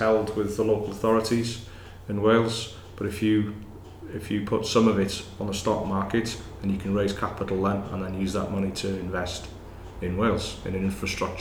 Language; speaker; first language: English; native; English